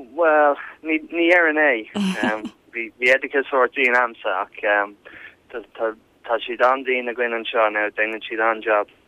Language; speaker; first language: Irish; non-native, local second language; English